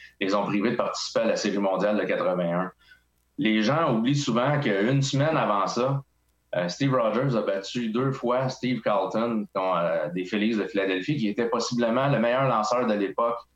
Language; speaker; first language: French; native; French